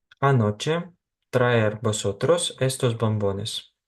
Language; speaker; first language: Spanish; non-native, fluent; Ukrainian